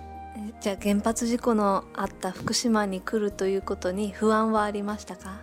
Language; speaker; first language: Japanese; native; Japanese